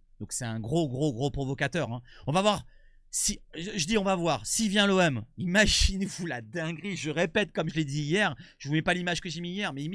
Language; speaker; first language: French; native; French